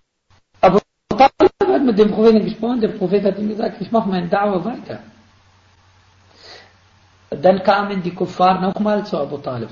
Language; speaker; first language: German; non-native, fluent; Arabic